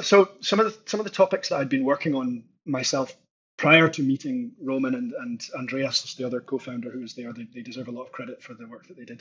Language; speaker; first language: English; native; English